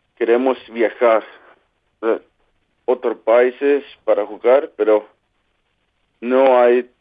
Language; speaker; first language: Spanish; non-native, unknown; Kalaallisut